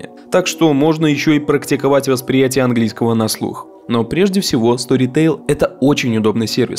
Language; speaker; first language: Russian; native; Russian